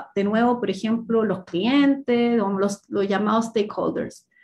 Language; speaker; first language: Spanish; native; Spanish